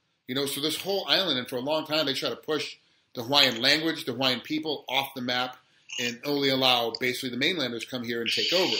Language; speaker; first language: English; native; English